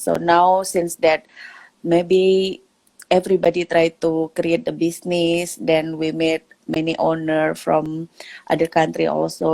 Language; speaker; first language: English; non-native, local second language; Indonesian